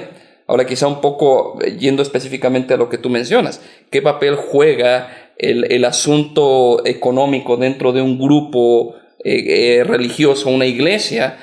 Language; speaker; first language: Spanish; native; Spanish